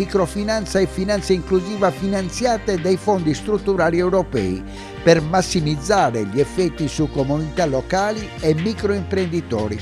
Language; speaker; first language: Italian; native; Italian